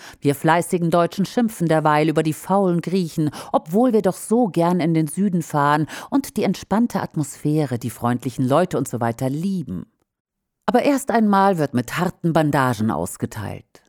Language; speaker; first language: German; native; German